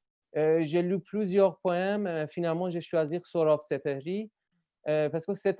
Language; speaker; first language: French; non-native, learner; Persian